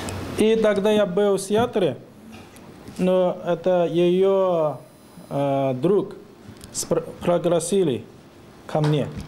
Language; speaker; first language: Russian; non-native, learner; Chinese